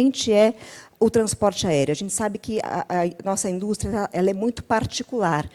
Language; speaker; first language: Portuguese; native; Portuguese